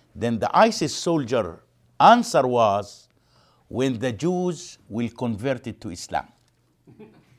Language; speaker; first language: English; non-native, fluent; Arabic